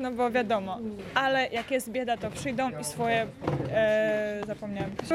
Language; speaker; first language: Polish; non-native, fluent; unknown